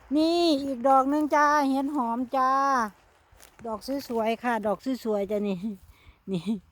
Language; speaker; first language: Thai; native; Thai